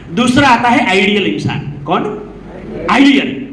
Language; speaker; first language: Hindi; non-native, local second language; Gujarati